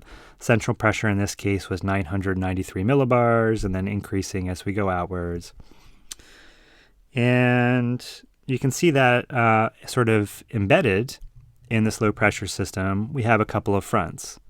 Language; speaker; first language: English; native; English